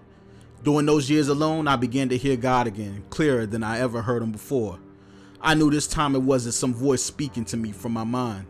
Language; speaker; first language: English; native; English